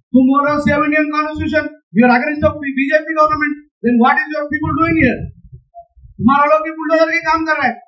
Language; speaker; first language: Hindi; non-native, local second language; Telugu